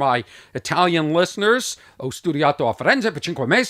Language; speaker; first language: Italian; non-native, learner; English